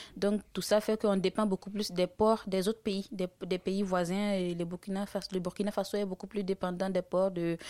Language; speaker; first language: French; non-native, local second language; Dyula